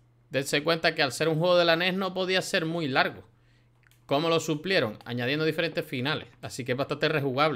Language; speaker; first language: Spanish; native; Spanish